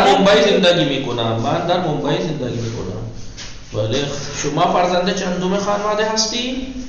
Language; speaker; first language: Persian; non-native, fluent; Urdu